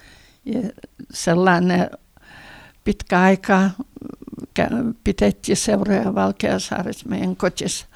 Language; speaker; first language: Finnish; early bilingual, heritage; Finnish